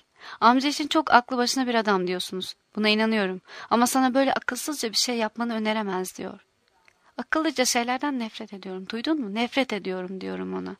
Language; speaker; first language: Turkish; native; Turkish